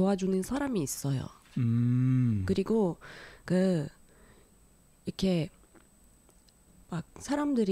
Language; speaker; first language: Korean; non-native, fluent; Turkish